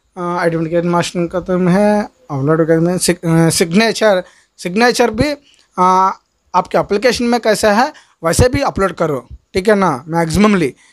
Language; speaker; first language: Hindi; non-native, local second language; Telugu